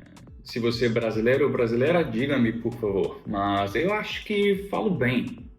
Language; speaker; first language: Portuguese; non-native, learner; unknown